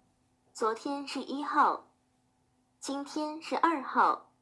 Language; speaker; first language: Chinese; non-native, learner; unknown